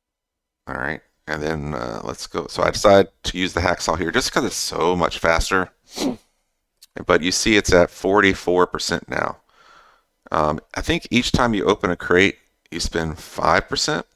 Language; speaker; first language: English; native; English